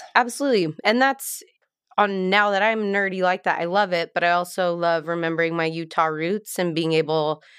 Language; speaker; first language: English; native; English